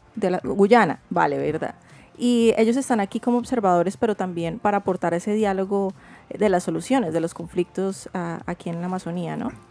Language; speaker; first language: Spanish; native; Spanish